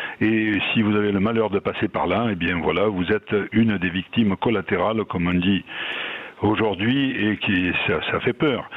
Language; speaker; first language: French; native; French